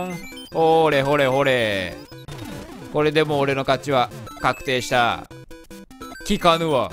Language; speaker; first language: Japanese; native; Japanese